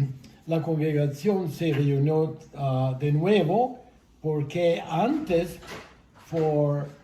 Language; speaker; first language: Spanish; non-native, fluent; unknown